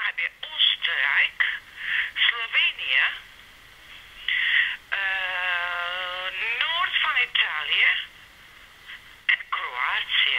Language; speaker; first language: Dutch; non-native, learner; Serbian